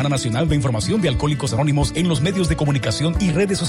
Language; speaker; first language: Spanish; native; Spanish